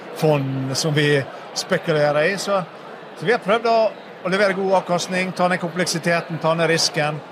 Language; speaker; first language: Norwegian; native; Norwegian